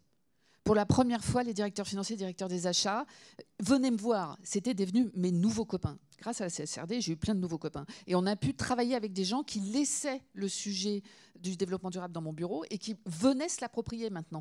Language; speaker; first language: French; native; French